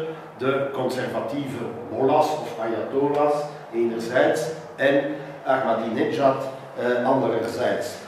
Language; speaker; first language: Dutch; non-native, local second language; French